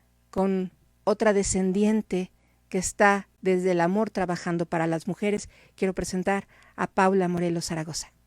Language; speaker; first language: Spanish; native; Spanish